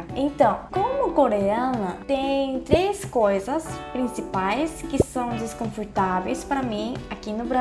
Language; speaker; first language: Portuguese; non-native, fluent; Korean